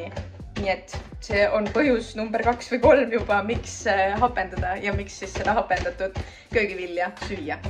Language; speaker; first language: Estonian; native; Estonian